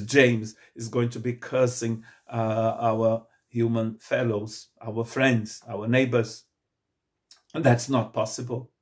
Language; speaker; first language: English; non-native, fluent; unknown